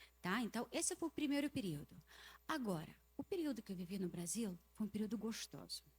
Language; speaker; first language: Portuguese; non-native, fluent; Russian